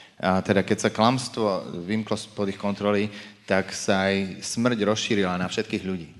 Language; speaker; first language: Slovak; native; Slovak